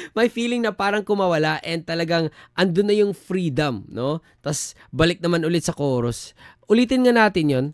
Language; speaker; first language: Filipino; non-native, local second language; Cebuano